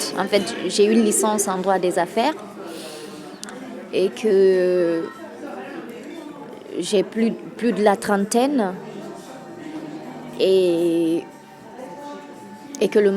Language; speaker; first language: French; non-native, local second language; Fula